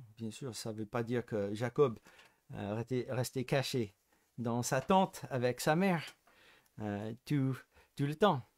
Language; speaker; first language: French; non-native, fluent; English